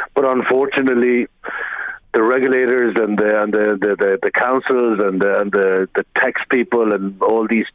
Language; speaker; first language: English; native; English